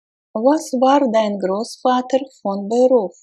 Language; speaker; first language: German; non-native, fluent; Russian